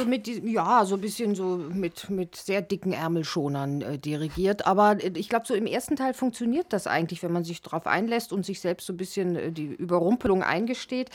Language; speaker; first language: German; native; German